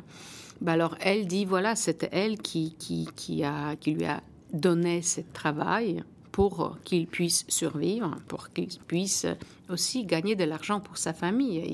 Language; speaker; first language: French; non-native, fluent; Polish